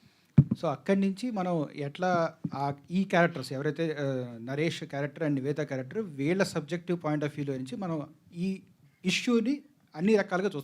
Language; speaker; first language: Telugu; native; Telugu